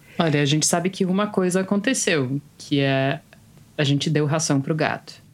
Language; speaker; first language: Portuguese; non-native, fluent; English